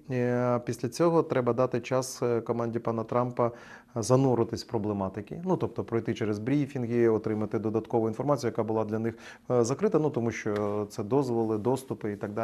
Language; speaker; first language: Ukrainian; native; Ukrainian